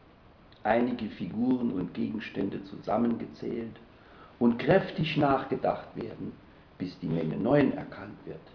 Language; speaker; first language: German; native; German